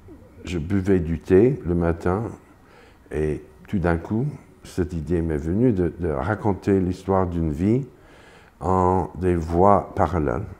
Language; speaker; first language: French; non-native, fluent; English